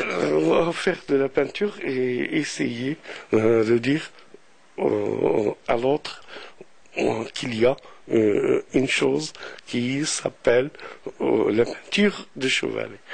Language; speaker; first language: French; non-native, local second language; Arabic